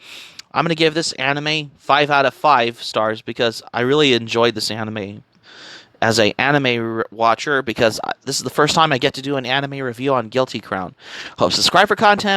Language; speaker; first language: English; native; English